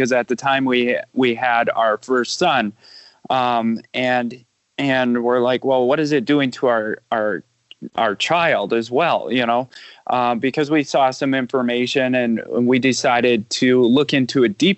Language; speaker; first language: English; native; English